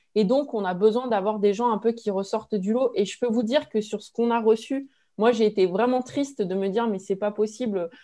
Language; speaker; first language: French; native; French